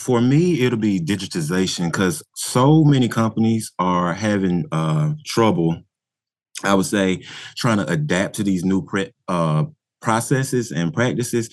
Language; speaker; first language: English; native; English